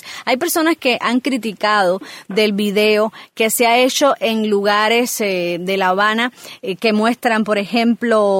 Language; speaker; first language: Spanish; native; Spanish